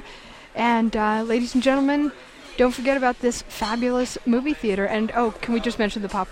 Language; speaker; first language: English; native; English